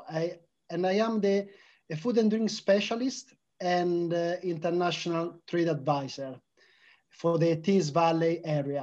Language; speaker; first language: English; non-native, fluent; Italian